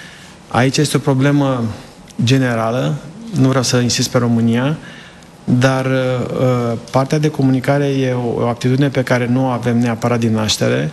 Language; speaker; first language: Romanian; native; Romanian